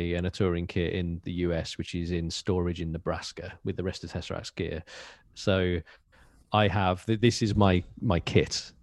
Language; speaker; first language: English; native; English